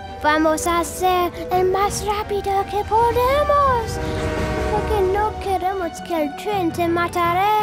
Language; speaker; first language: Spanish; non-native, learner; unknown